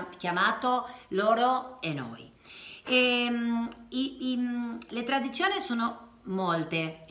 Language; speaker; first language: Italian; non-native, learner; Spanish